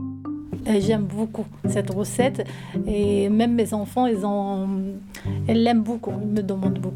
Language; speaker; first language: French; non-native, learner; Arabic